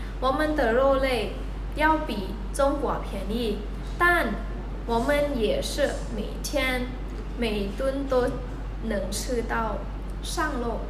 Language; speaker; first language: Chinese; non-native, fluent; Lao